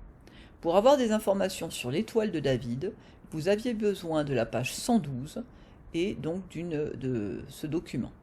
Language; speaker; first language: French; native; French